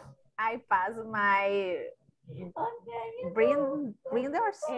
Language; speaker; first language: English; non-native, learner; Spanish